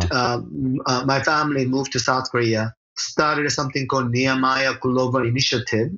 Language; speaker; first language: English; early bilingual, other home language; Korean